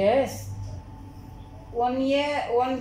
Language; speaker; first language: English; non-native, learner; Arabic